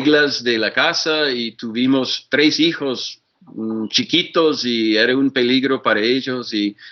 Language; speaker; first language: Spanish; non-native, fluent; English